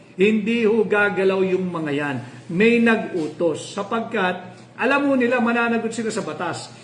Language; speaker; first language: Filipino; native; Filipino